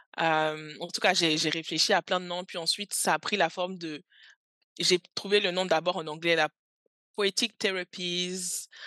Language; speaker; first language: French; early bilingual, other home language; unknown